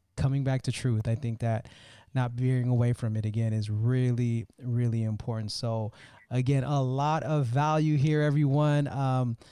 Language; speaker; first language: English; native; English